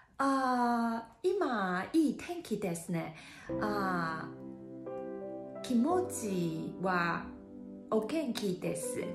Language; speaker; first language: Japanese; non-native, learner; Chinese